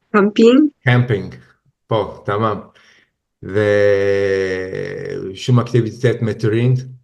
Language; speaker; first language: Albanian; non-native, fluent; Italian